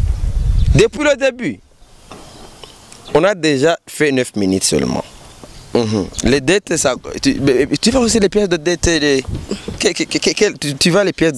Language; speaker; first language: French; non-native, local second language; Rundi